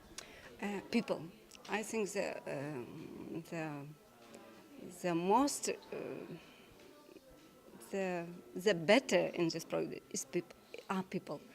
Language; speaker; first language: English; non-native, learner; Lithuanian